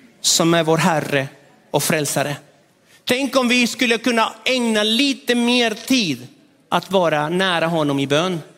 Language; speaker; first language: Swedish; non-native, fluent; Spanish